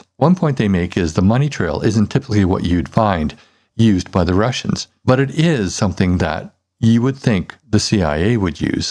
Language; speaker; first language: English; native; English